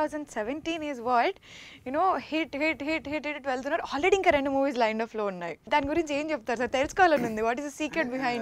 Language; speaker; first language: Telugu; native; Telugu